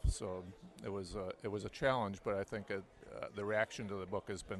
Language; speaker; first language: English; native; English